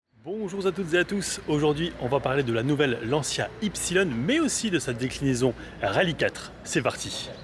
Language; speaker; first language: French; native; French